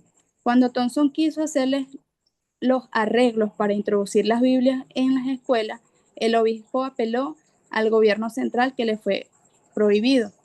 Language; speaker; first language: Spanish; native; Spanish